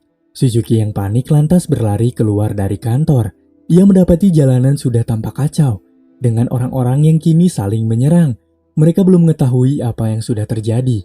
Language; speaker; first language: Indonesian; native; Indonesian